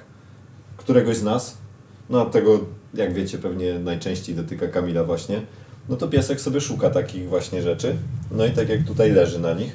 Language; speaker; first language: Polish; native; Polish